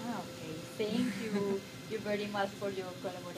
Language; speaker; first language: English; non-native, learner; Spanish